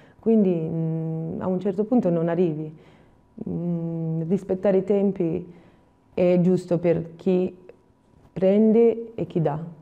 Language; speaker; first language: Italian; non-native, fluent; Romanian